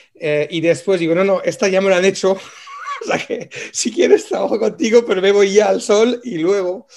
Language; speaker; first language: Spanish; non-native, fluent; French